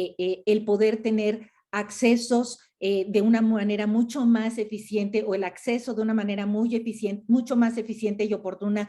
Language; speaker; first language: Spanish; native; Spanish